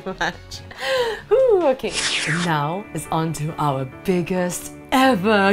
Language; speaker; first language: English; native; English